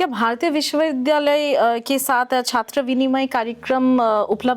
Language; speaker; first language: Hindi; native; Hindi